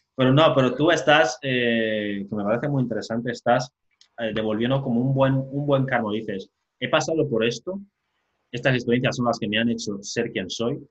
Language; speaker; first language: Spanish; non-native, local second language; Fang